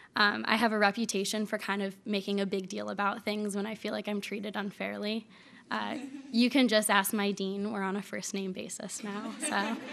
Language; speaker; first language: English; native; English